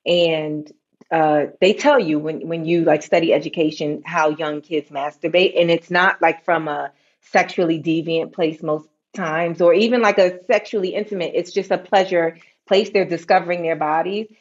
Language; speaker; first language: English; native; English